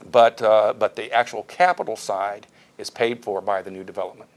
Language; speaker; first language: English; native; English